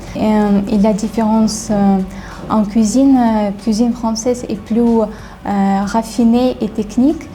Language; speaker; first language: French; non-native, learner; Ukrainian